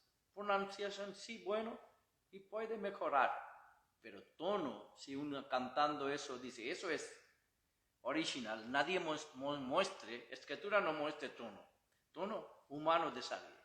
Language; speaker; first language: Spanish; non-native, learner; Bangla